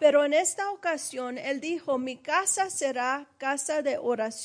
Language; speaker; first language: Spanish; early bilingual, heritage; Spanish